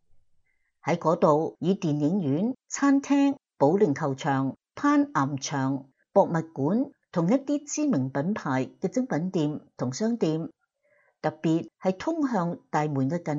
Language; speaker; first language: Chinese; non-native, local second language; Cantonese